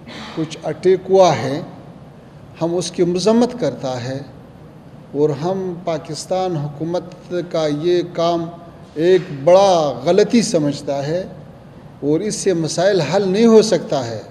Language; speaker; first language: Hindi; non-native, fluent; Pashto